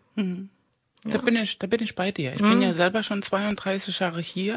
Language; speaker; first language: German; non-native, fluent; Spanish